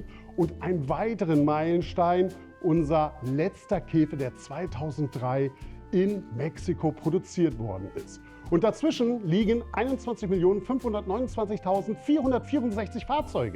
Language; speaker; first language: German; native; German